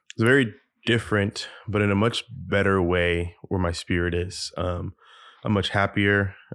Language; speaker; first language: English; early bilingual, other home language; Spanish